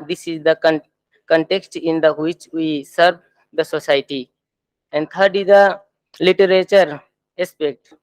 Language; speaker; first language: English; non-native, fluent; Thai